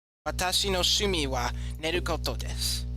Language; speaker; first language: Japanese; non-native, learner; English